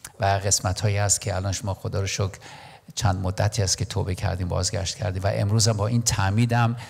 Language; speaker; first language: Persian; non-native, local second language; Armenian